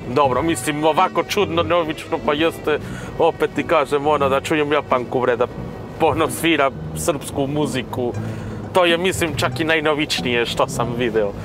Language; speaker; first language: Croatian; non-native, fluent; Spanish